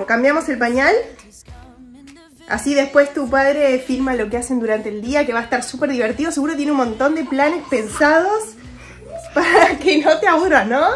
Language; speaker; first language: Spanish; native; Spanish